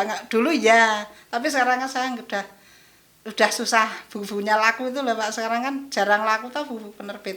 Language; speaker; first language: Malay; non-native, local second language; Javanese